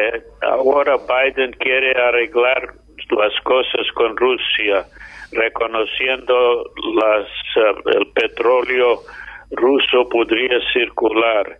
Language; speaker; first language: Spanish; non-native, fluent; English